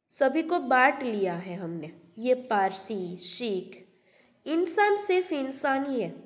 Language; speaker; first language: Hindi; non-native, local second language; Gujarati